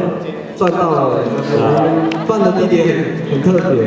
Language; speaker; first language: Chinese; non-native, local second language; Amis